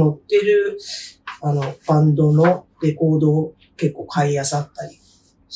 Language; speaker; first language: Japanese; native; Japanese